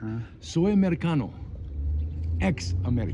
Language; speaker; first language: Spanish; non-native, learner; English